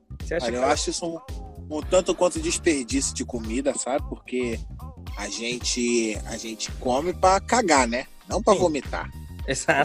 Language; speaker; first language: Portuguese; native; Portuguese